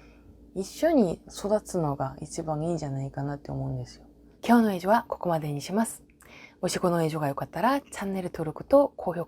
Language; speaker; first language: Japanese; non-native, fluent; Korean